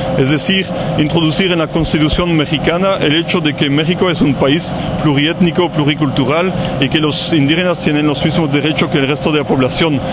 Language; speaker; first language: Spanish; non-native, fluent; French